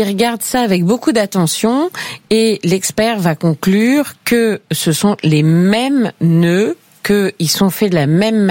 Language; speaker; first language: French; native; French